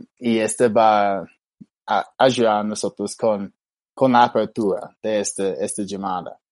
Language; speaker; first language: Spanish; non-native, fluent; English